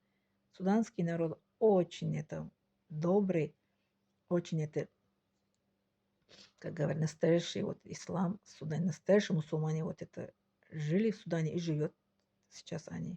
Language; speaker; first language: Russian; non-native, local second language; Tajik